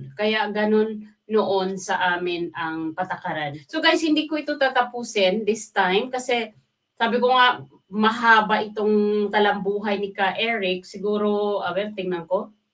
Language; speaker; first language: Filipino; non-native, local second language; Waray